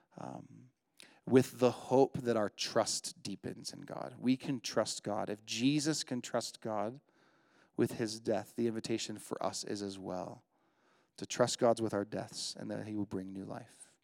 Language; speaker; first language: English; native; English